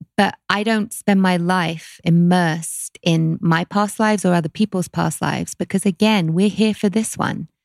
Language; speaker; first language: English; native; English